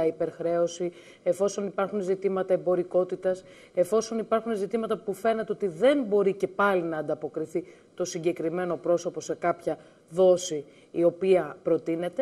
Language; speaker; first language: Greek; native; Greek